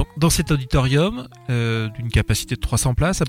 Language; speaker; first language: French; native; French